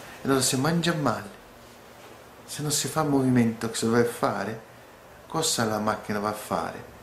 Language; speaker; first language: Italian; non-native, learner; Portuguese